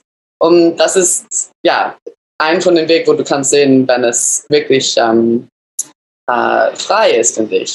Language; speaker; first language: German; early bilingual, other home language; English